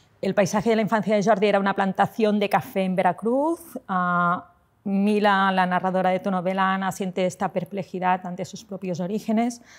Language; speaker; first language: Spanish; non-native, local second language; Catalan